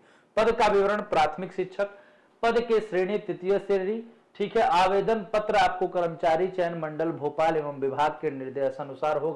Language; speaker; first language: Hindi; native; Hindi